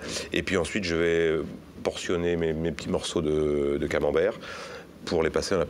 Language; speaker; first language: French; native; French